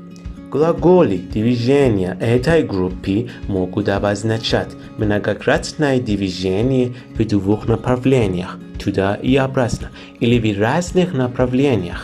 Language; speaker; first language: Russian; non-native, fluent; Persian